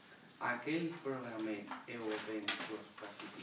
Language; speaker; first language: French; non-native, learner; Spanish